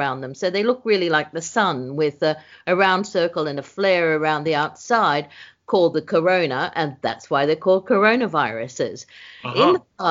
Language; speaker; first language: English; native; English